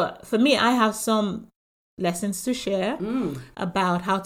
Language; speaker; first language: English; non-native, local second language; Yoruba